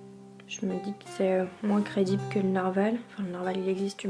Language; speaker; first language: French; native; French